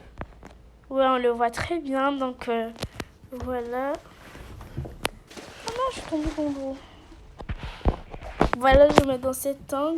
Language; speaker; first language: French; native; French